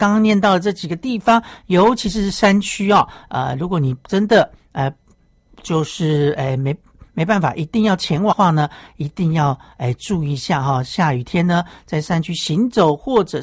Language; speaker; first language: Chinese; native; Chinese